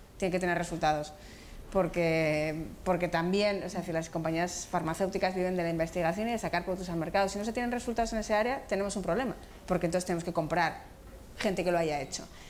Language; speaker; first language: Spanish; native; Spanish